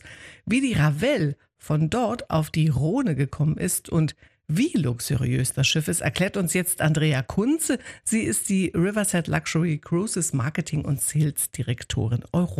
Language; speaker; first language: German; native; German